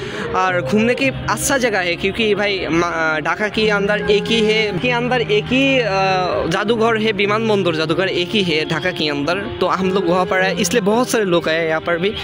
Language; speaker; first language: Hindi; non-native, learner; Bangla